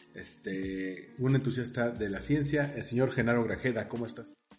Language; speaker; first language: Spanish; native; Spanish